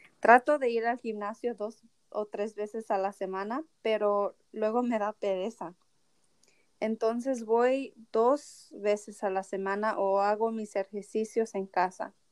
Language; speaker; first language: Spanish; early bilingual, heritage; Spanish